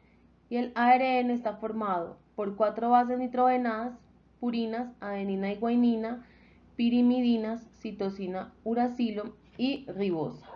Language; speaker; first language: Spanish; native; Spanish